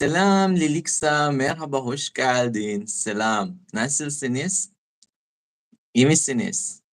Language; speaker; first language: Turkish; non-native, learner; Filipino